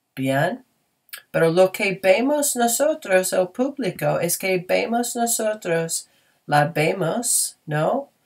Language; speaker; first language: Spanish; non-native, fluent; English